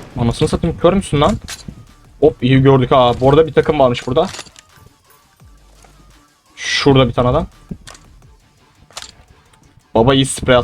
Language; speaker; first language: Turkish; native; Turkish